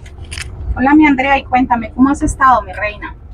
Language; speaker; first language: Spanish; native; Spanish